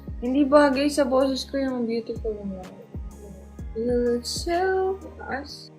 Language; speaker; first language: Filipino; non-native, local second language; Cebuano